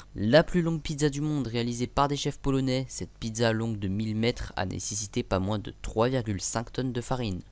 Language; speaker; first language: French; native; French